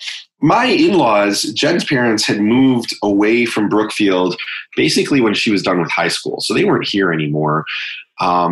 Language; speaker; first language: English; native; English